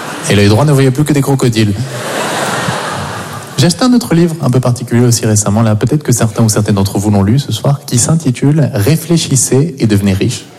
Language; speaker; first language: French; native; French